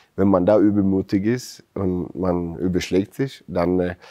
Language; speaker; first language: German; non-native, fluent; Swedish